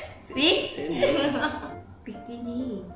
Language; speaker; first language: Korean; non-native, learner; Vietnamese